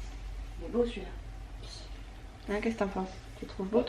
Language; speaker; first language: French; native; French